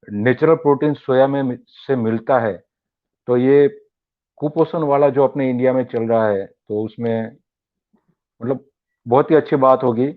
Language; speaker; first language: Hindi; non-native, local second language; Gujarati